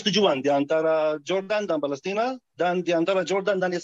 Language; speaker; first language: Indonesian; non-native, fluent; Arabic